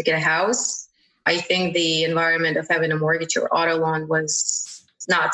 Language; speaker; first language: English; non-native, fluent; Uzbek